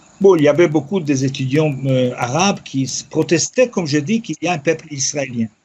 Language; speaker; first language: French; non-native, fluent; Yiddish